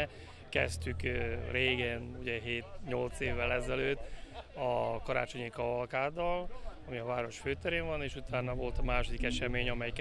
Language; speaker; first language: Hungarian; native; Hungarian